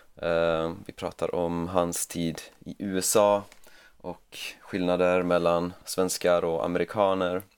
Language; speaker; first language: Swedish; native; Swedish